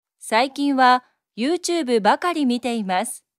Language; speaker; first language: Japanese; native; Japanese